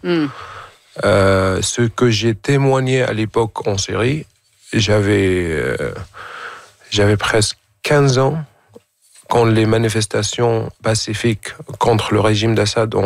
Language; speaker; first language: French; non-native, fluent; Arabic